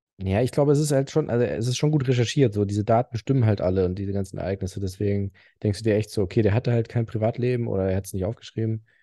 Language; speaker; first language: German; early bilingual, other home language; Arabic